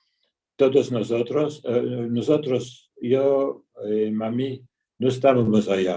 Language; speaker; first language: Spanish; early bilingual, heritage; Ladino